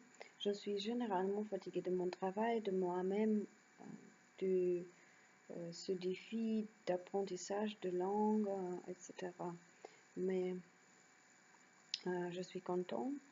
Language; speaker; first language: French; non-native, learner; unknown